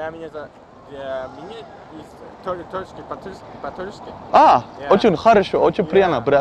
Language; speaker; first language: Russian; non-native, learner; Dutch